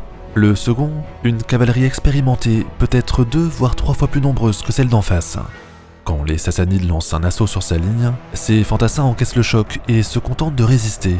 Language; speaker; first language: French; native; French